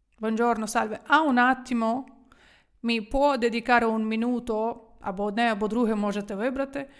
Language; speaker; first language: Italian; non-native, fluent; Ukrainian